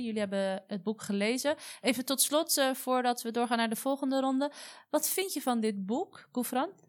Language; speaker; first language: Dutch; native; Dutch